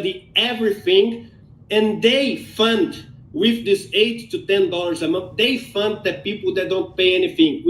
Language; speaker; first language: English; non-native, fluent; Portuguese